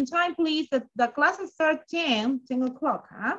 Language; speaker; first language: English; non-native, fluent; Spanish